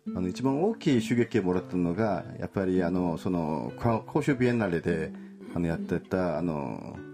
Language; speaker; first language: Japanese; non-native, fluent; Korean